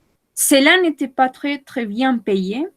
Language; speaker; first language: French; non-native, fluent; Spanish